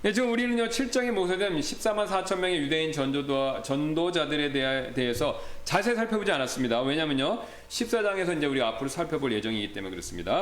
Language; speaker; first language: Korean; native; Korean